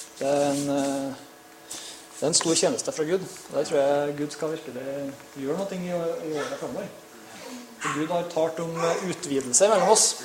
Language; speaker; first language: Norwegian; native; Norwegian